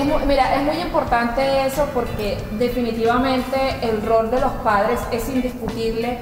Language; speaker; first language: Spanish; native; Spanish